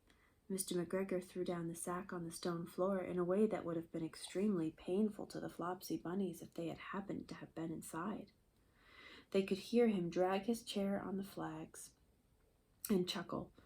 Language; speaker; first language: English; native; English